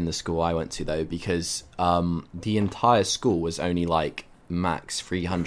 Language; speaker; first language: English; native; English